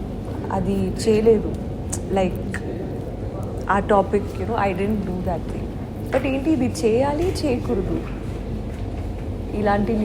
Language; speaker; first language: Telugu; non-native, learner; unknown